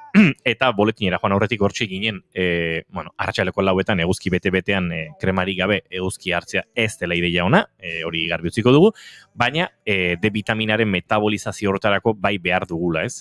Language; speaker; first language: Basque; native; Basque